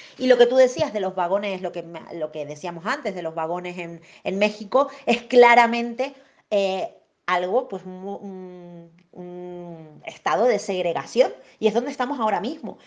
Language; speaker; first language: Spanish; native; Spanish